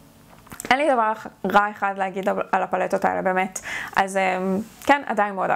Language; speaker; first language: Hebrew; native; Hebrew